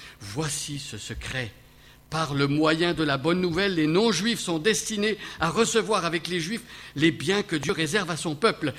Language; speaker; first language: French; native; French